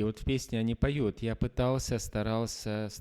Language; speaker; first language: Russian; native; Russian